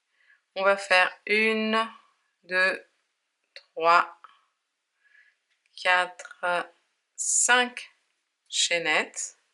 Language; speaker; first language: French; native; French